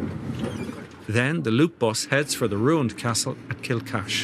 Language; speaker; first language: English; native; English